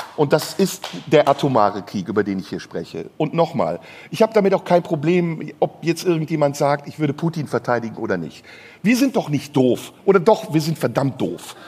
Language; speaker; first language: German; non-native, fluent; Turkish